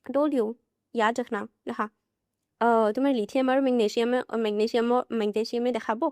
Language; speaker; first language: Hindi; non-native, local second language; Assamese